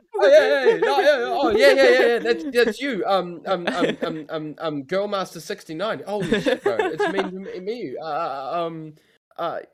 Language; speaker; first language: English; native; English